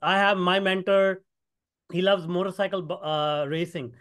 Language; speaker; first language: English; non-native, local second language; Hindi